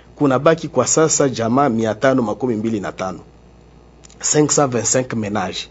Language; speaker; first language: Swahili; non-native, local second language; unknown